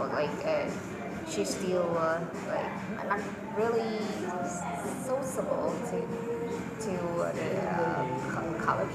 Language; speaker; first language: English; non-native, fluent; Vietnamese